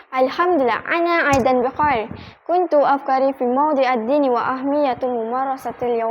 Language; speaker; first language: Arabic; non-native, learner; Malay